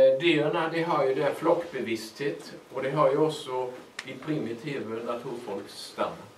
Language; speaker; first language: Swedish; native; Swedish